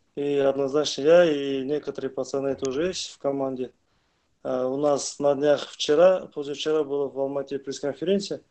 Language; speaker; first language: Russian; non-native, local second language; Kazakh